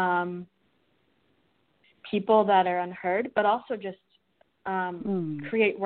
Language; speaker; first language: English; native; English